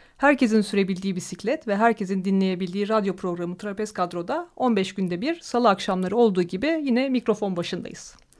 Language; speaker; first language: Turkish; native; Turkish